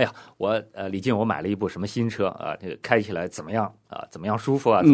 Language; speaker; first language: Chinese; native; Chinese